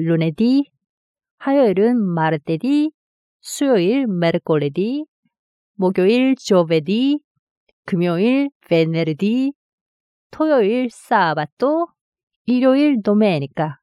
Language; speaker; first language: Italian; non-native, fluent; Korean